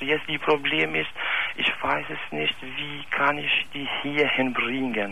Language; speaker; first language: German; non-native, learner; Albanian